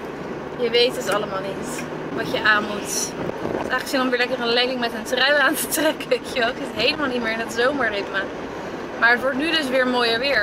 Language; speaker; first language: Dutch; native; Dutch